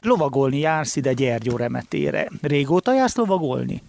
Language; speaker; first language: Hungarian; native; Hungarian